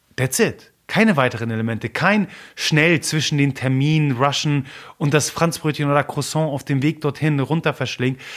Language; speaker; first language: German; early bilingual, other home language; Polish